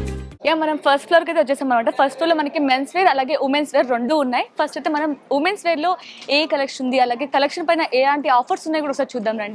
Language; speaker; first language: Telugu; native; Telugu